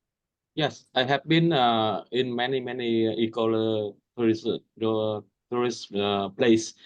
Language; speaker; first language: English; non-native, learner; Vietnamese